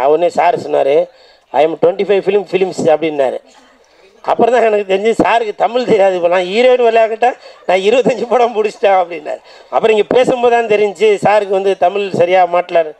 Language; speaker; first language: Tamil; native; Tamil